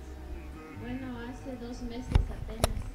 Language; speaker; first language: Spanish; native; Spanish